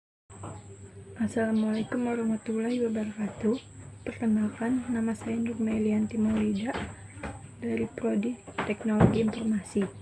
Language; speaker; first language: Indonesian; native; Indonesian